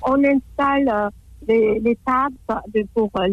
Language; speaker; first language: French; non-native, fluent; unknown